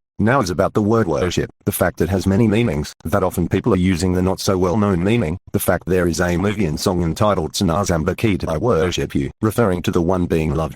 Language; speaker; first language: English; non-native, local second language; Filipino